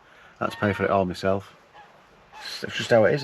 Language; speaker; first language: English; native; English